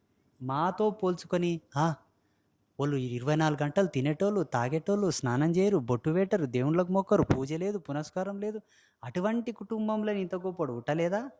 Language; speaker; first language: Telugu; native; Telugu